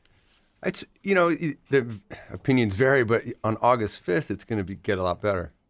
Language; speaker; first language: English; native; English